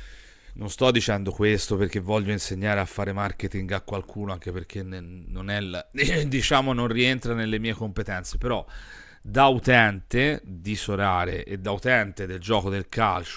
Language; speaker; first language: Italian; native; Italian